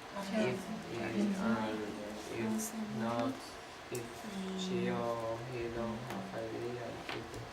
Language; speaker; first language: English; non-native, learner; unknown